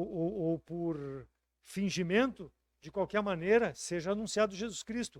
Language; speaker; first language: Portuguese; native; Portuguese